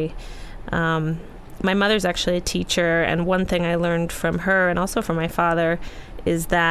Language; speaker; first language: English; native; English